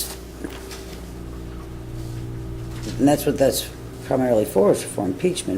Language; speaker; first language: English; native; English